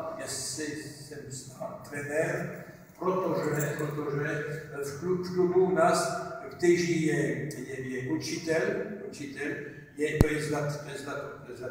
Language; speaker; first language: Czech; non-native, learner; French